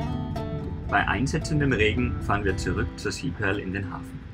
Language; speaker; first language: German; native; German